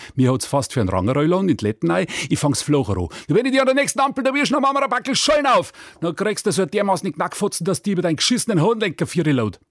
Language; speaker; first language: German; native; German